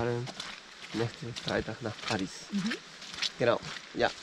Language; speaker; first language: German; non-native, learner; Spanish